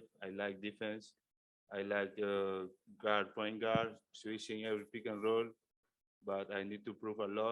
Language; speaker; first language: English; non-native, learner; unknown